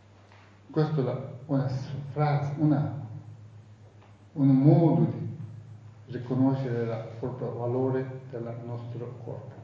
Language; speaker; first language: Italian; non-native, fluent; Tibetan